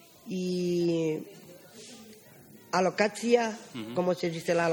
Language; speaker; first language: Spanish; non-native, learner; Romany